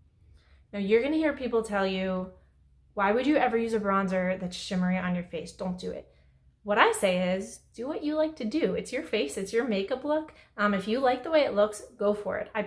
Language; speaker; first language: English; native; English